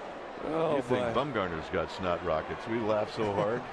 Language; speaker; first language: English; native; English